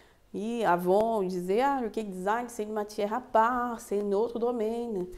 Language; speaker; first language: French; non-native, fluent; Portuguese